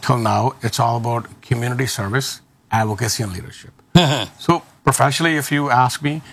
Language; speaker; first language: Punjabi; early bilingual, heritage; Punjabi